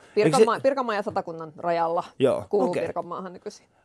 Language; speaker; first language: Finnish; native; Finnish